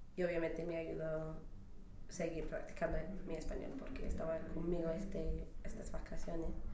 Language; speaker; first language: Spanish; non-native, fluent; English